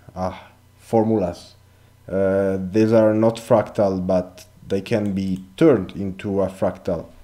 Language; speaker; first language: English; non-native, learner; Italian